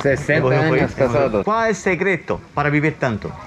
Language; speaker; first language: Spanish; non-native, learner; Portuguese